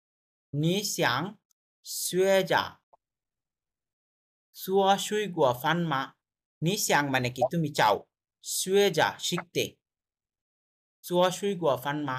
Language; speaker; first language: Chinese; non-native, fluent; Bangla